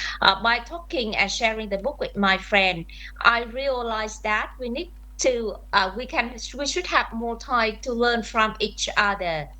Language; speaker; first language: English; non-native, fluent; Vietnamese